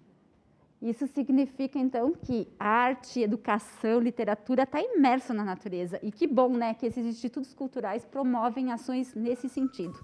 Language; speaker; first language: Portuguese; native; Portuguese